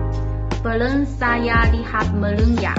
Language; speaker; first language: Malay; non-native, learner; Chinese